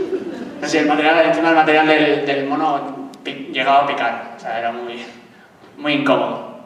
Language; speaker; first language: Spanish; native; Spanish